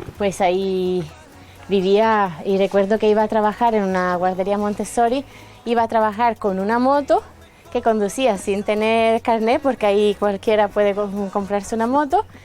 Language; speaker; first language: Spanish; non-native, fluent; Italian